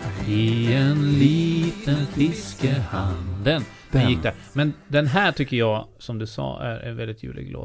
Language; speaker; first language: Swedish; native; Swedish